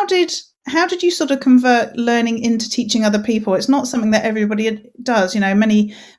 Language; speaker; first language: English; native; English